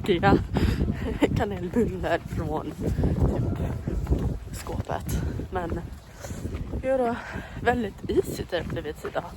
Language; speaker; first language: Swedish; non-native, fluent; English